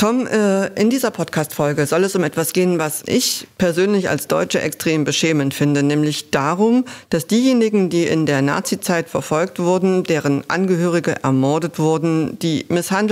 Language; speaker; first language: German; native; German